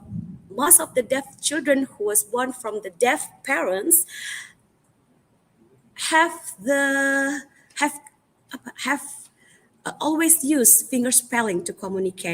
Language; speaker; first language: English; non-native, fluent; Indonesian